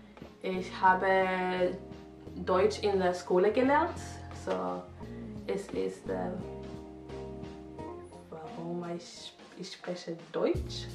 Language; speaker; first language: German; non-native, learner; French